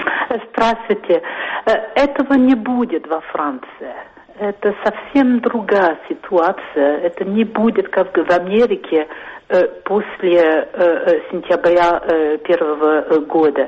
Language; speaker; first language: Russian; non-native, fluent; French